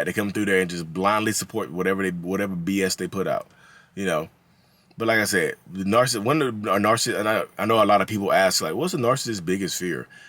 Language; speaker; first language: English; native; English